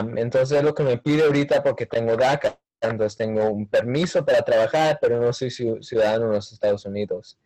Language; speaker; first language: Spanish; early bilingual, heritage; Spanish